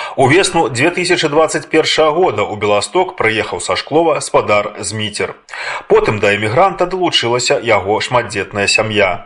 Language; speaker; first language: Belarusian; native; Belarusian